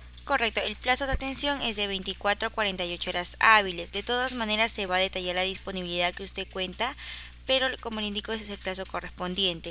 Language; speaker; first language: Spanish; native; Spanish